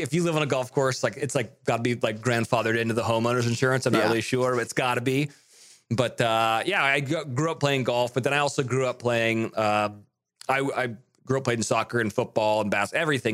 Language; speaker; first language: English; native; English